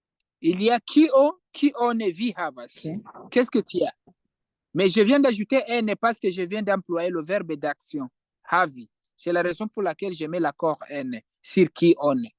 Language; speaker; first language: French; non-native, fluent; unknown